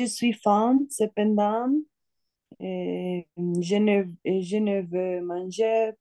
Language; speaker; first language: French; non-native, learner; Spanish